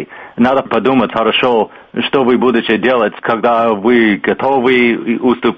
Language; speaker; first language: Russian; non-native, fluent; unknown